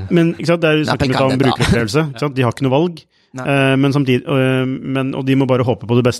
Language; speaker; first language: Norwegian; native; Norwegian